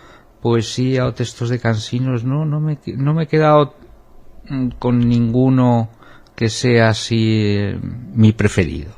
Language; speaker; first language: Spanish; native; Spanish